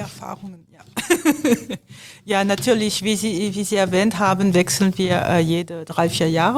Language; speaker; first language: German; non-native, fluent; French